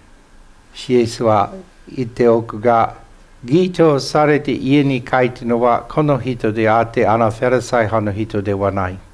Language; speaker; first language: Japanese; non-native, fluent; English